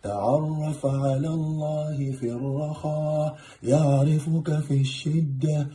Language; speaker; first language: Arabic; non-native, learner; Kyrgyz